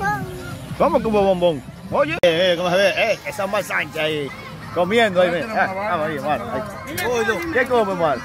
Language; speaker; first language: Spanish; native; Spanish